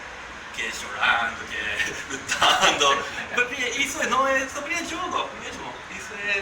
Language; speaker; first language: Portuguese; non-native, learner; Japanese